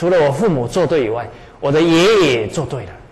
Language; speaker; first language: Chinese; native; Chinese